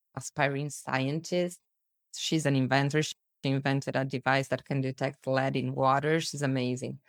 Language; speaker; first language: English; early bilingual, other home language; Portuguese